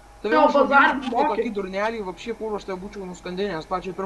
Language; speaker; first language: Lithuanian; native; Lithuanian